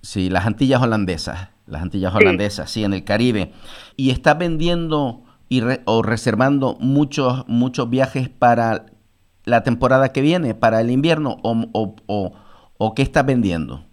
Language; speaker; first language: Spanish; native; Spanish